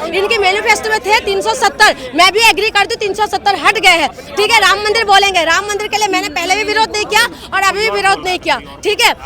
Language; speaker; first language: Hindi; non-native, local second language; Assamese